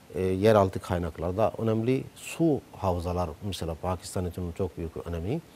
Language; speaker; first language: Turkish; non-native, fluent; Urdu